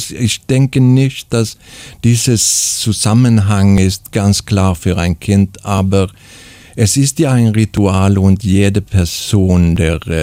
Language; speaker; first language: German; non-native, fluent; Swedish